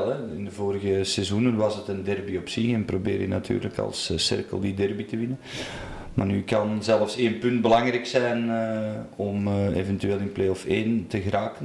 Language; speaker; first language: Dutch; native; Dutch